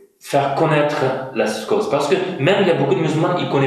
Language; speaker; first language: French; non-native, fluent; Uyghur